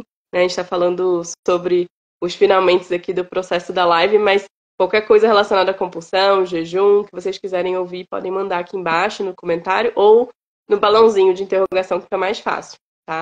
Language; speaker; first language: Portuguese; native; Portuguese